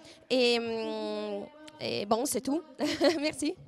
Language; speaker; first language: French; non-native, local second language; Italian